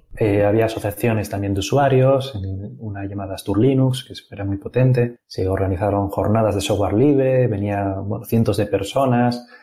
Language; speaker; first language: Spanish; native; Spanish